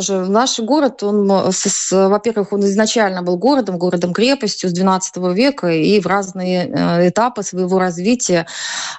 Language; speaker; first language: Russian; native; Russian